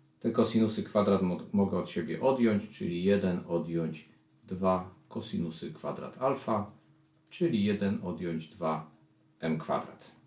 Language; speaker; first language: Polish; native; Polish